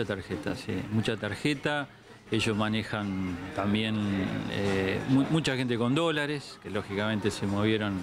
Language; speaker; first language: Spanish; native; Spanish